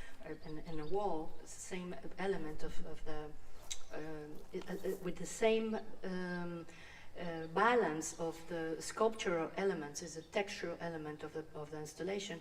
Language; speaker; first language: English; non-native, fluent; Spanish